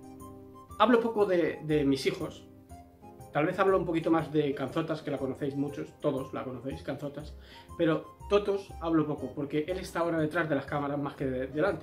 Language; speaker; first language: Spanish; native; Spanish